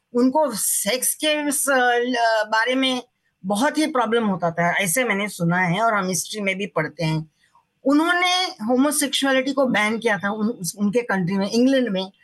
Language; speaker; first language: Hindi; non-native, local second language; Marathi